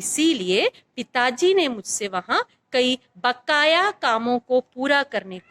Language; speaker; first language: Hindi; non-native, fluent; Malayalam